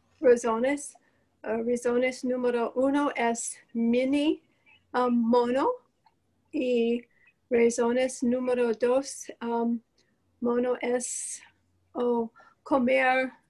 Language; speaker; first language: Spanish; non-native, learner; English